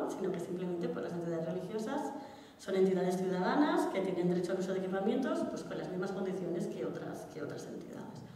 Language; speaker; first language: Spanish; native; Spanish